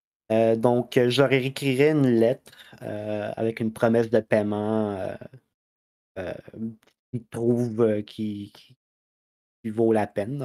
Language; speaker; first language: French; native; French